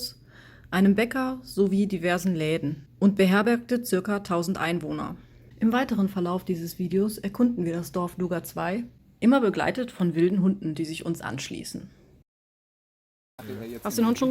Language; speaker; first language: German; native; German